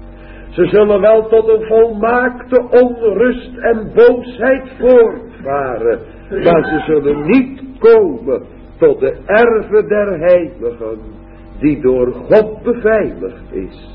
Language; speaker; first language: Dutch; native; Dutch